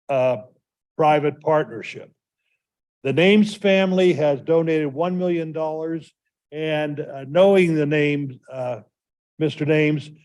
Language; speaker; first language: English; native; English